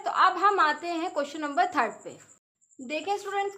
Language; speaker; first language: Hindi; native; Hindi